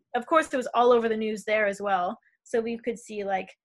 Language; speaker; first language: English; native; English